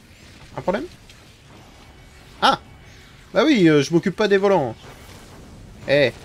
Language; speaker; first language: French; native; French